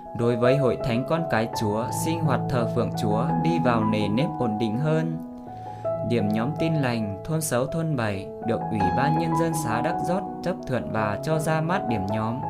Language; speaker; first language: Vietnamese; non-native, local second language; Iu Mien